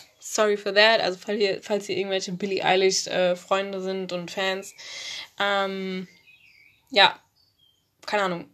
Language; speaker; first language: German; early bilingual, other home language; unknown